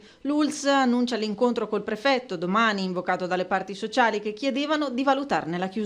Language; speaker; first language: Italian; native; Italian